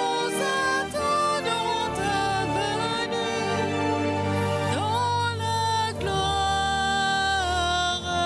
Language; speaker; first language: French; non-native, local second language; Haitian Creole